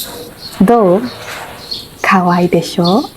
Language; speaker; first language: Japanese; non-native, learner; Burmese